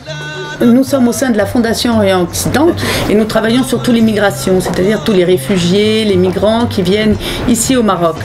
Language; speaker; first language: French; native; French